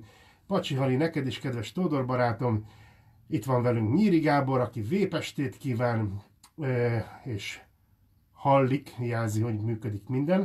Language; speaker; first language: Hungarian; native; Hungarian